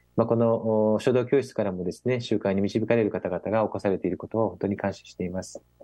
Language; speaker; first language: Japanese; native; Japanese